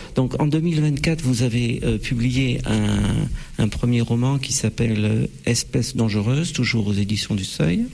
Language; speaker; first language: French; native; French